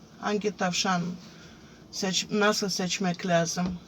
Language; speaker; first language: Turkish; non-native, fluent; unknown